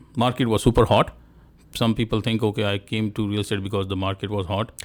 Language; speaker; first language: English; non-native, local second language; Punjabi